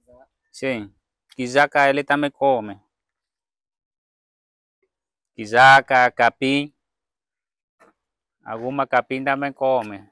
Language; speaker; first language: Portuguese; non-native, learner; Vietnamese